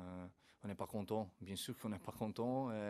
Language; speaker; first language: French; non-native, fluent; Portuguese